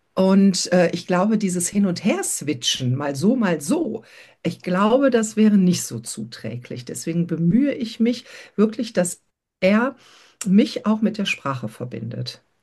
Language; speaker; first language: German; early bilingual, other home language; Croatian